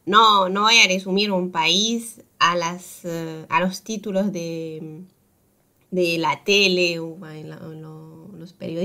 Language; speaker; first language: Spanish; non-native, fluent; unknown